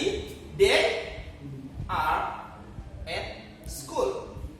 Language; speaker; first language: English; non-native, fluent; Indonesian